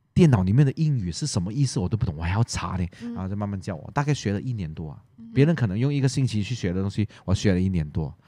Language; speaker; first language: Chinese; non-native, local second language; Cantonese